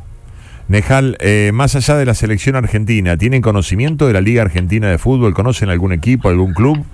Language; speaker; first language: Spanish; native; Spanish